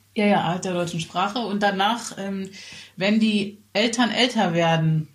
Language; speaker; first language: German; native; German